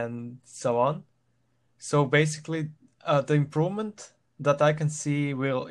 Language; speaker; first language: English; non-native, fluent; Croatian